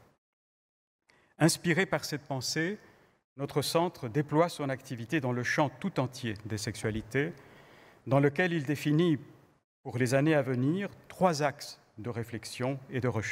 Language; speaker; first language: French; native; French